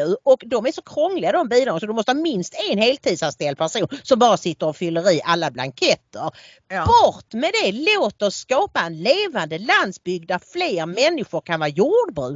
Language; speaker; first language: Swedish; native; Swedish